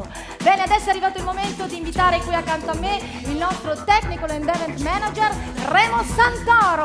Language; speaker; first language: Italian; native; Italian